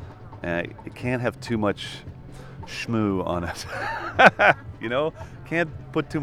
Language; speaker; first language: English; native; English